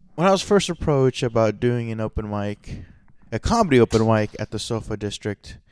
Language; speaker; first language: English; native; English